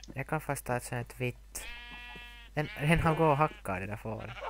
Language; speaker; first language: Swedish; non-native, local second language; Finnish